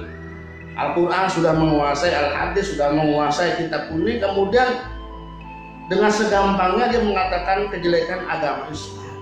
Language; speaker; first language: Indonesian; native; Indonesian